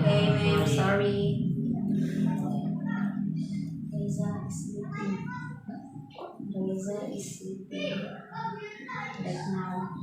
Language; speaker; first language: English; non-native, learner; Indonesian